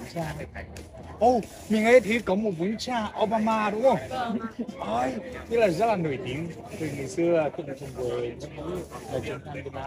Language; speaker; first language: Vietnamese; non-native, learner; Chinese